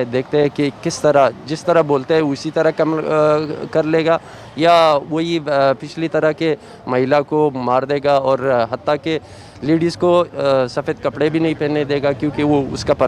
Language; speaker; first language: Hindi; non-native, fluent; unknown